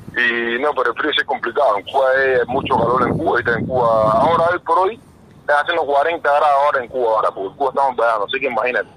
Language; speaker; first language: Spanish; native; Spanish